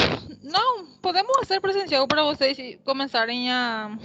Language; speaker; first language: Portuguese; non-native, fluent; Spanish